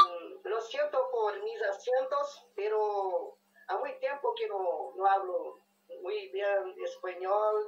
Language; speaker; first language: Spanish; non-native, learner; Portuguese